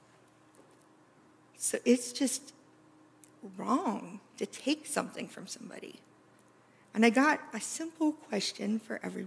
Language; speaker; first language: English; native; English